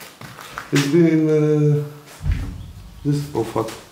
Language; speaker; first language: English; non-native, learner; Ukrainian